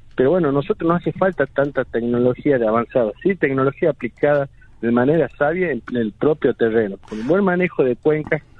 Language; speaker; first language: Spanish; native; Spanish